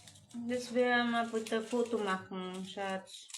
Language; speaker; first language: German; non-native, learner; Filipino